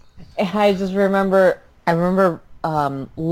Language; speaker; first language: English; early bilingual, other home language; Filipino